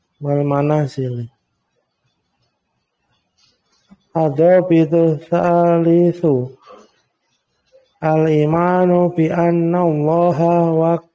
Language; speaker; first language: Arabic; non-native, learner; Indonesian